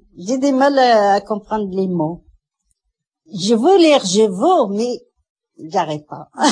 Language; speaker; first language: French; non-native, learner; Kabyle